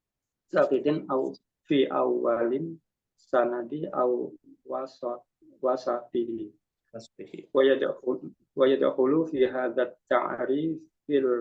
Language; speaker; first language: Arabic; non-native, learner; Indonesian